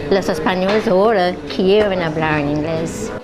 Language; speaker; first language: Spanish; non-native, learner; English